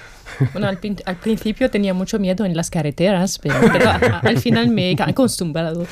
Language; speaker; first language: Spanish; non-native, fluent; German